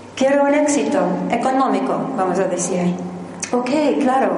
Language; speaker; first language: Spanish; non-native, fluent; English